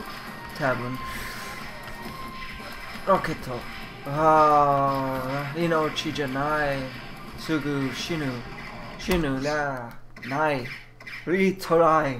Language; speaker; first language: Japanese; non-native, learner; English